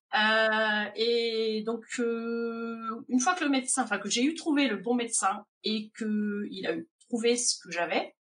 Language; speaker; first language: French; native; French